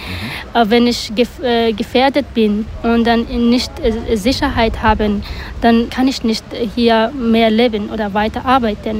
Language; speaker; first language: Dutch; non-native, learner; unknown